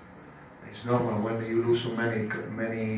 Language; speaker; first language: English; non-native, learner; Italian